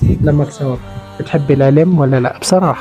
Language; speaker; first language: Arabic; native; Arabic